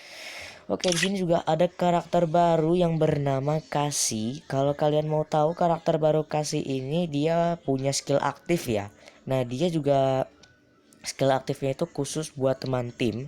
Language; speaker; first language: Indonesian; native; Indonesian